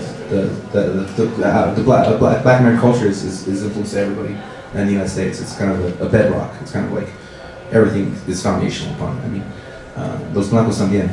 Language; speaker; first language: English; native; English